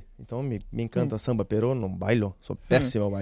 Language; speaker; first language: Spanish; non-native, learner; Portuguese